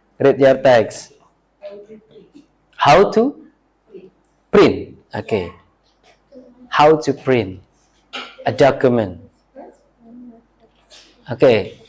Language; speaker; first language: English; non-native, learner; Indonesian